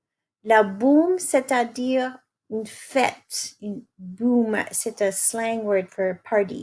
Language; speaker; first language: French; non-native, fluent; English